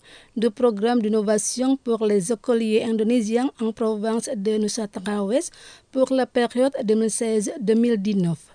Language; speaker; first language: French; non-native, fluent; Indonesian